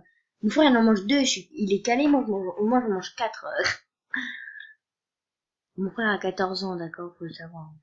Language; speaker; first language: French; native; French